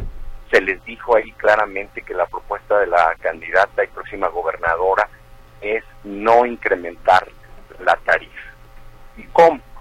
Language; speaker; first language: Spanish; native; Spanish